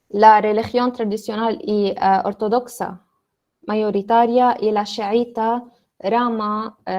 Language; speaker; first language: Spanish; non-native, learner; Arabic